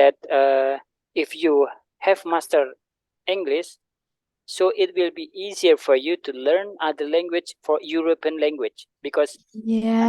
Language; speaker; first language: English; non-native, learner; Indonesian